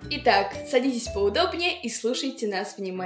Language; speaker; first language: Russian; native; Russian